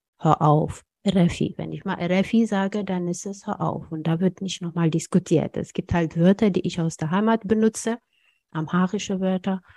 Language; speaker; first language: German; non-native, fluent; Amharic